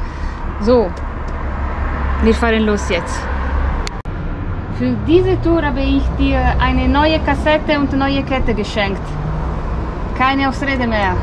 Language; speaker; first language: German; non-native, fluent; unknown